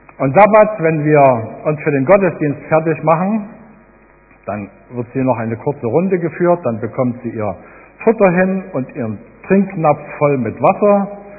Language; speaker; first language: German; native; German